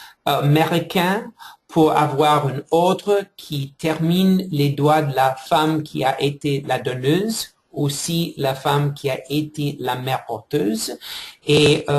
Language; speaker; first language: French; non-native, fluent; English